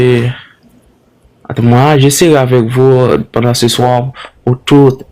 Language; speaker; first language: French; non-native, learner; Haitian Creole